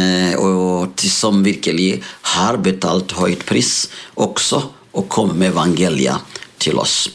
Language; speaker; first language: Swedish; non-native, fluent; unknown